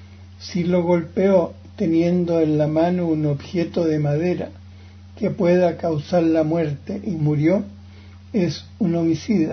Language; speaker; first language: Spanish; native; Spanish